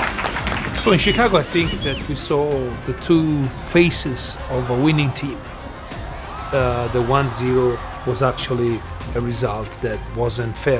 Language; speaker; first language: English; non-native, fluent; Italian